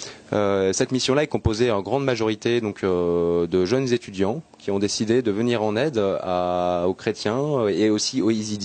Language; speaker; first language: French; native; French